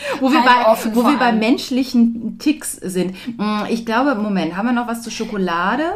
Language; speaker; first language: German; native; German